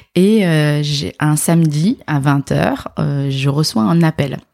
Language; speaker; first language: French; non-native, local second language; Arabic